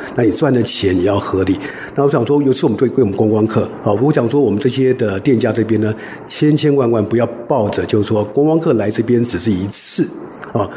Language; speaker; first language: Chinese; native; Chinese